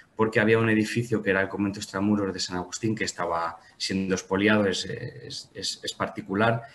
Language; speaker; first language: Spanish; native; Spanish